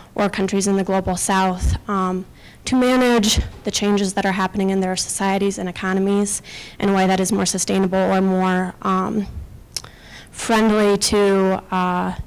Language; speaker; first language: English; native; English